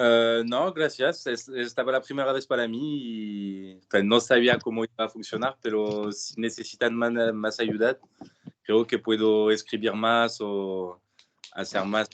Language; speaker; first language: Spanish; non-native, learner; French